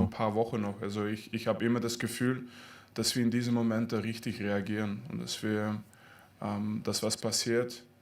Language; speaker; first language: German; non-native, fluent; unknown